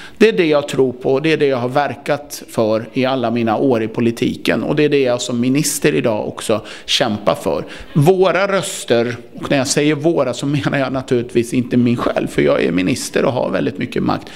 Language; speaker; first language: Swedish; early bilingual, other home language; Turkish